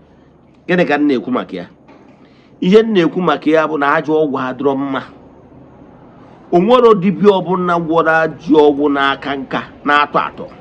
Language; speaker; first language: Igbo; native; Igbo